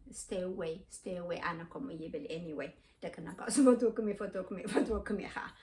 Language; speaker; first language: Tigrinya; native; Tigrinya